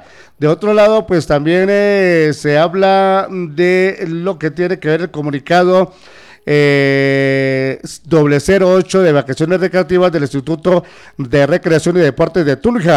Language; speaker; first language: Spanish; native; Spanish